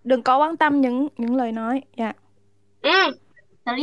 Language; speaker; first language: Vietnamese; non-native, fluent; Malay